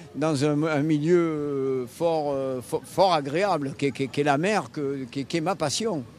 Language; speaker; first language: French; native; French